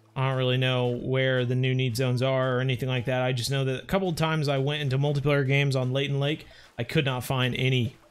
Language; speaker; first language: English; native; English